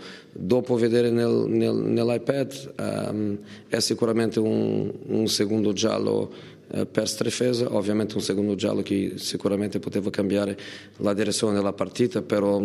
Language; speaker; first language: Italian; non-native, fluent; Portuguese